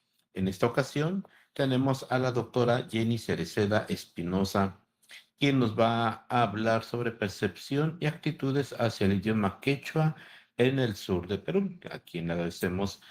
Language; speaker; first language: Spanish; native; Spanish